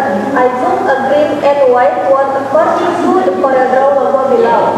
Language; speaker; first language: English; non-native, learner; Indonesian